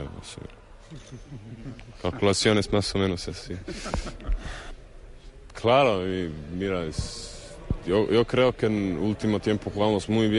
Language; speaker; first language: Spanish; non-native, fluent; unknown